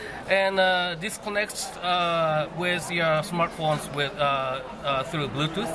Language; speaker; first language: English; non-native, fluent; Japanese